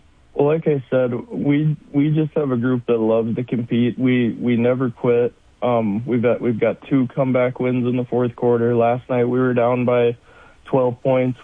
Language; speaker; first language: English; native; English